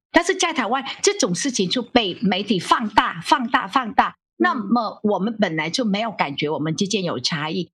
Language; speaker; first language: Chinese; non-native, fluent; Vietnamese